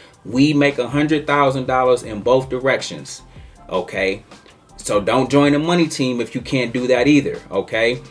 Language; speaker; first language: English; native; English